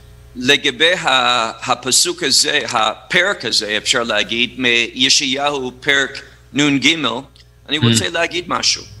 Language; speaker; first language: Hebrew; non-native, fluent; English